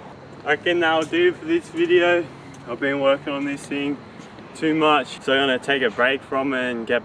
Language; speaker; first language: English; native; English